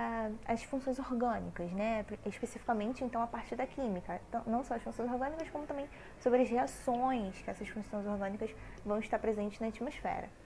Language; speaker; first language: Portuguese; native; Portuguese